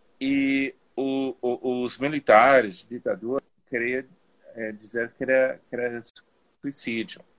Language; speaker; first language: Portuguese; non-native, fluent; English